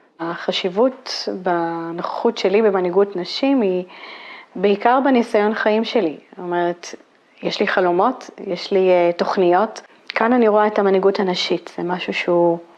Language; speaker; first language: Hebrew; native; Hebrew